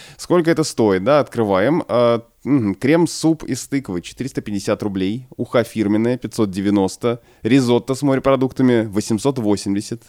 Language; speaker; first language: Russian; native; Russian